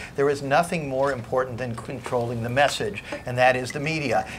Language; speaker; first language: English; native; English